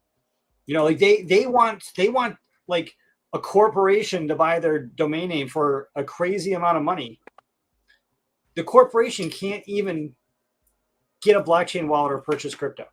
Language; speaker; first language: English; native; English